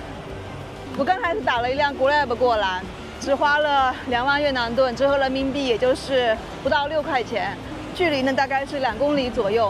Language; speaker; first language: Chinese; native; Chinese